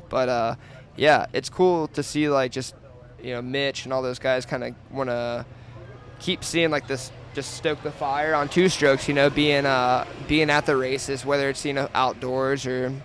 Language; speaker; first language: English; native; English